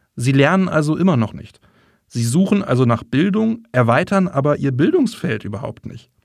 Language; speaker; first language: German; non-native, fluent; English